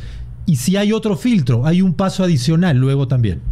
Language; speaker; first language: Spanish; native; Spanish